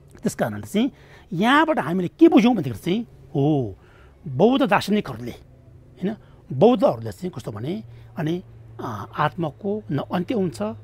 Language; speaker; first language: Nepali; non-native, local second language; Tibetan